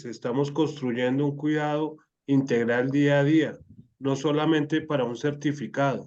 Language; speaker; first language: Spanish; native; Spanish